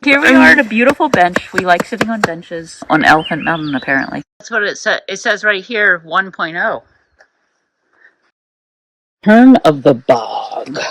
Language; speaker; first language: English; native; English